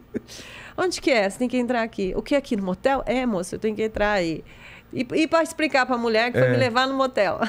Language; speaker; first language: Portuguese; native; Portuguese